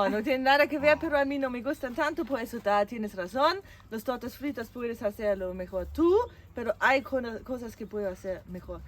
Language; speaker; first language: Spanish; non-native, fluent; German